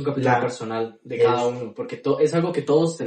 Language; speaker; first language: Spanish; native; Spanish